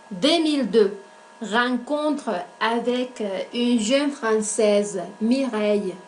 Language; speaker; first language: French; non-native, fluent; Spanish